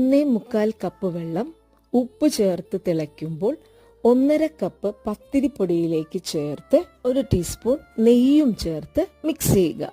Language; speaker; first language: Malayalam; native; Malayalam